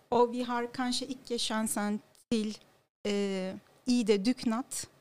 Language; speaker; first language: Norwegian; non-native, fluent; Turkish